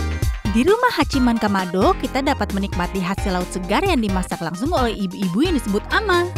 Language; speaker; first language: Indonesian; native; Indonesian